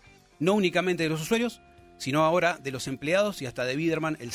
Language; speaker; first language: Spanish; native; Spanish